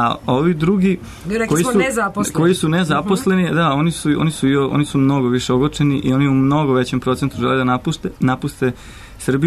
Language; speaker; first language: Serbian; native; Serbian